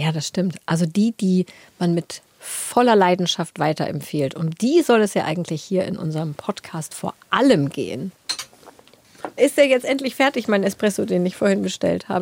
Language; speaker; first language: German; native; German